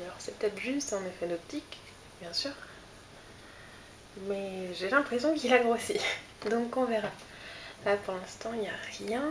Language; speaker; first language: French; native; French